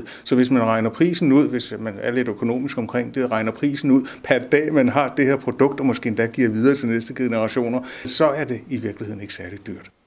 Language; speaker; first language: Danish; native; Danish